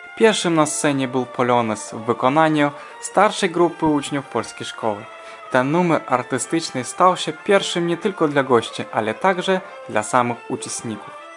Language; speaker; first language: Polish; non-native, fluent; Russian